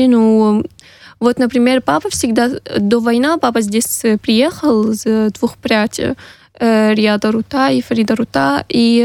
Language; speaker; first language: Russian; non-native, learner; Arabic